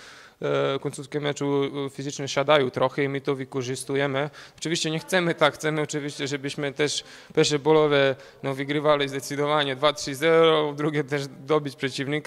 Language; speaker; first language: Polish; non-native, fluent; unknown